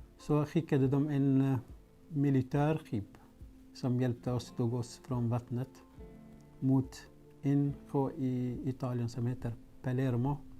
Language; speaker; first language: Swedish; non-native, fluent; Arabic